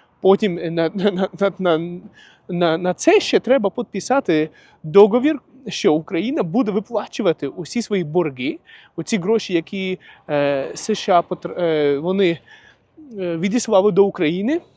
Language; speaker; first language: Ukrainian; non-native, local second language; Russian